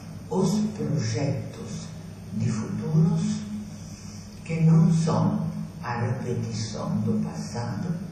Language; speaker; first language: Portuguese; non-native, fluent; Italian